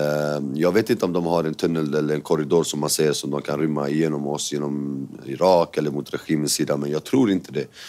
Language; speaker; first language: Swedish; early bilingual, other home language; Kurdish